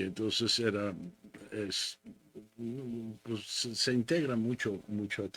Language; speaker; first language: Spanish; native; Spanish